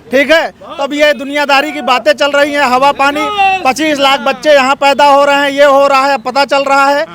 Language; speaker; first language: Hindi; native; Hindi